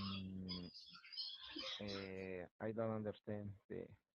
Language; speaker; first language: English; non-native, learner; Spanish